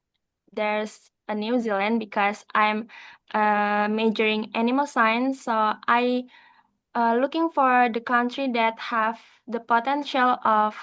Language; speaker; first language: English; non-native, learner; Indonesian